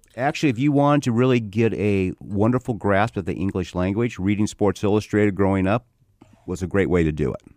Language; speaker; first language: English; non-native, fluent; Persian